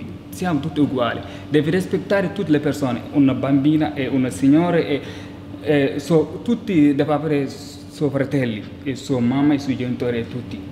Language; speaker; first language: Italian; non-native, learner; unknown